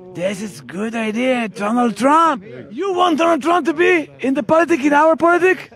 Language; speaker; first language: English; non-native, learner; Hebrew